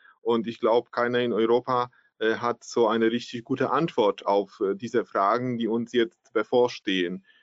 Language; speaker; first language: German; non-native, fluent; Polish